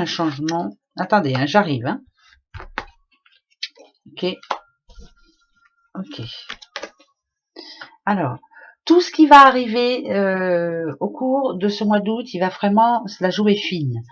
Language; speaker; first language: French; native; French